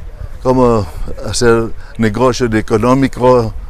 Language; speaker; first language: Spanish; non-native, fluent; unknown